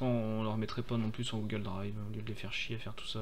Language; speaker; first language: French; native; French